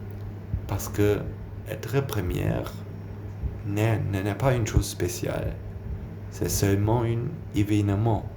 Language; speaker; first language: French; non-native, learner; German